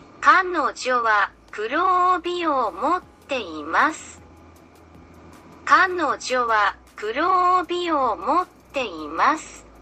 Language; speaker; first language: Japanese; non-native, learner; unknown